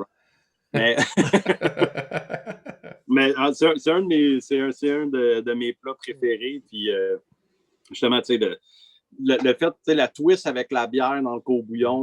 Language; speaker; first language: French; native; French